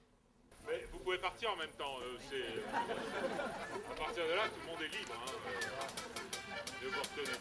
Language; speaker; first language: French; native; French